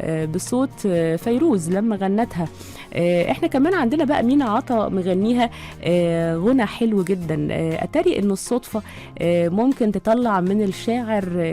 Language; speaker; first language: Arabic; native; Arabic